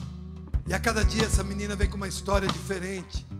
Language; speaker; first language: Portuguese; non-native, fluent; English